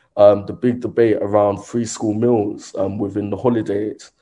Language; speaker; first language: English; native; English